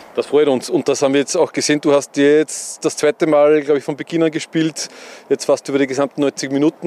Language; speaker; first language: German; native; German